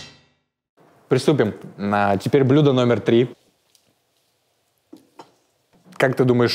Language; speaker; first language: Russian; native; Russian